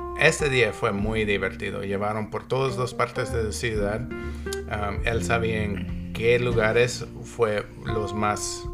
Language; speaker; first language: Spanish; non-native, learner; English